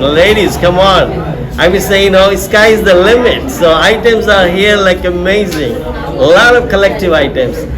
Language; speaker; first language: English; non-native, local second language; Bangla